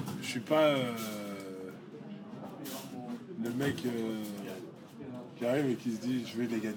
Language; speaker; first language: French; native; French